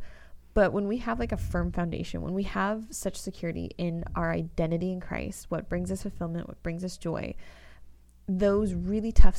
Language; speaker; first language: English; native; English